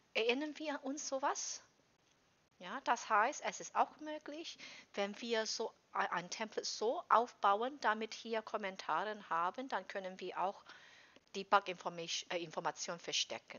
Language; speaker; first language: German; non-native, fluent; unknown